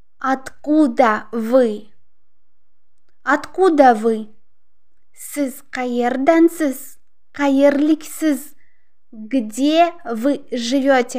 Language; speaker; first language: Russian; non-native, local second language; Uzbek